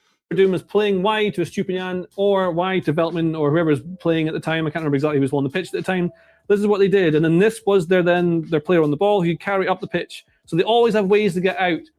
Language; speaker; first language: English; native; English